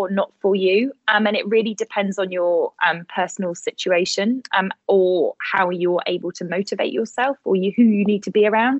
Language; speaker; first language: English; native; English